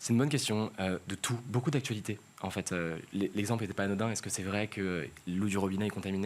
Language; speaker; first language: French; native; French